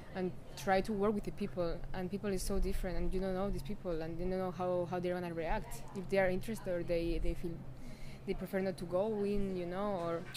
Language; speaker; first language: English; non-native, fluent; Spanish